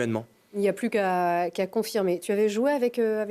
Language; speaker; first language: French; native; French